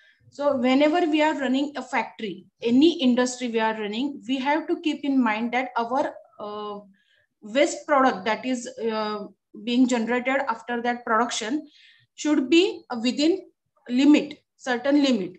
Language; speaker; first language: English; non-native, local second language; Marathi